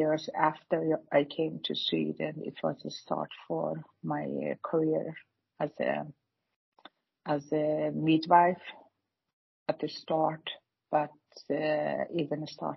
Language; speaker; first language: English; non-native, fluent; Persian